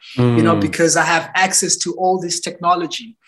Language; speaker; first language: English; non-native, local second language; Xhosa